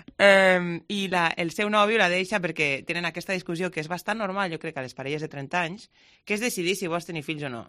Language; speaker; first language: Catalan; non-native, local second language; Spanish